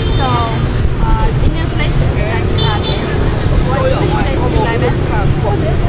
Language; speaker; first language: English; non-native, learner; Vietnamese